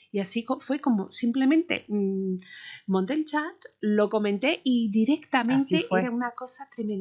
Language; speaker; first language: Spanish; native; Spanish